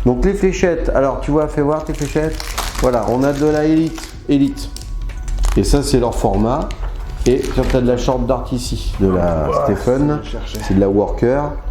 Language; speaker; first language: French; native; French